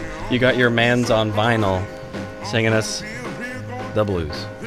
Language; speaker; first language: English; native; English